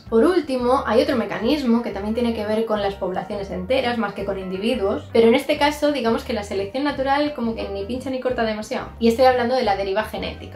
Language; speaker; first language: Spanish; native; Spanish